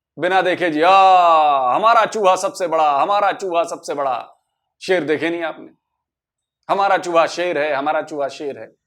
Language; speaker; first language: Hindi; native; Hindi